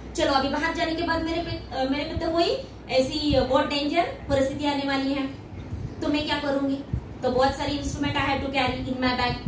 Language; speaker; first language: Hindi; non-native, local second language; Marathi